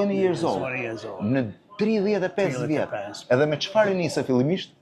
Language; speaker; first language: Albanian; native; Albanian